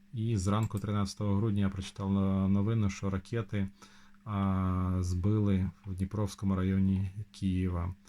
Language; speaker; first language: Ukrainian; non-native, local second language; Russian